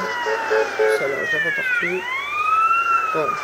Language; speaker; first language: French; native; French